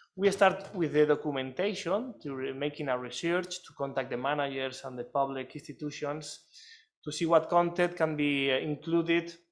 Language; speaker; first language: English; non-native, fluent; Spanish